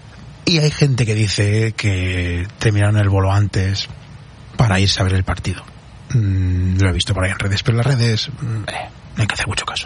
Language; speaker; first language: Spanish; native; Spanish